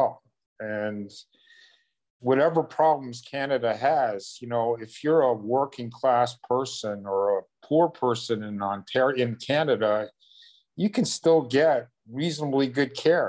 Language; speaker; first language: English; native; English